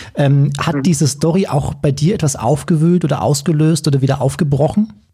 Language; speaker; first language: German; native; German